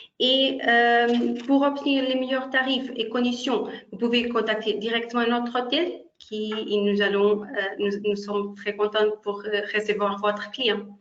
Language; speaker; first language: French; non-native, fluent; Portuguese